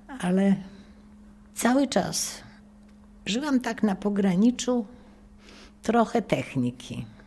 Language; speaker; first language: Polish; native; Polish